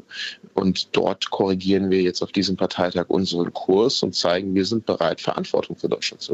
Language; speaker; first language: German; native; German